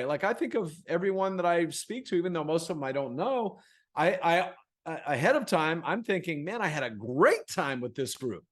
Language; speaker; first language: English; native; English